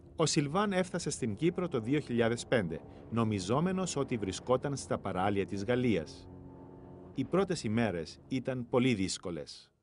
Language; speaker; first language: Greek; native; Greek